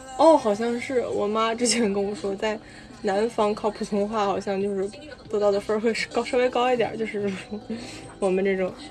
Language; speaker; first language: Chinese; native; Chinese